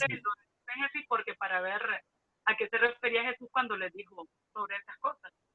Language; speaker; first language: Spanish; native; Spanish